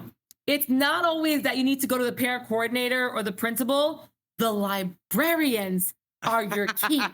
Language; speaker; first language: English; native; English